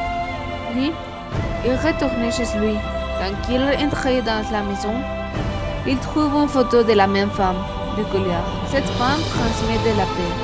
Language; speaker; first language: French; non-native, learner; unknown